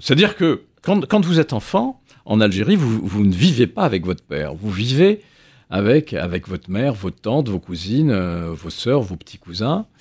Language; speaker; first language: French; native; French